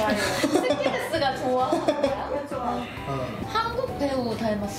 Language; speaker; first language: Japanese; non-native, learner; Korean